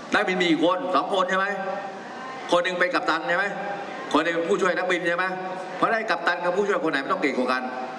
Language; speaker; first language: Thai; native; Thai